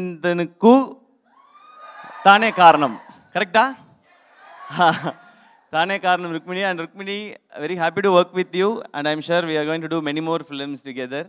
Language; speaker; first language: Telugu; non-native, learner; Tamil